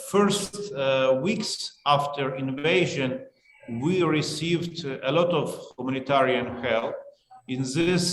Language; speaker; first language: English; non-native, learner; Ukrainian